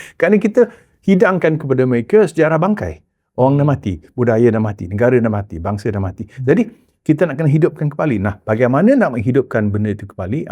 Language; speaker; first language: Malay; early bilingual, heritage; Malay